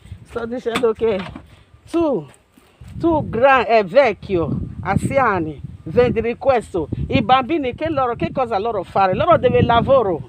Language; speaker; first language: Italian; non-native, learner; English